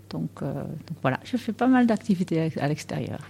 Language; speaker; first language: French; non-native, fluent; Dutch